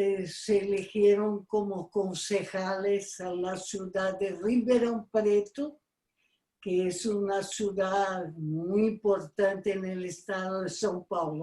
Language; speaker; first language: Spanish; non-native, fluent; Portuguese